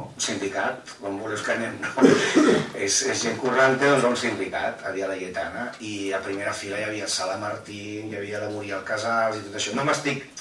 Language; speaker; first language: Catalan; non-native, local second language; Spanish